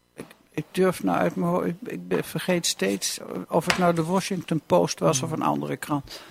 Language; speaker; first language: Dutch; native; Dutch